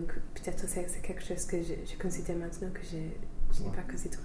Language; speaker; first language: French; non-native, fluent; English